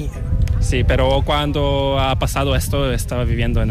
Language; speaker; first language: Spanish; non-native, learner; Korean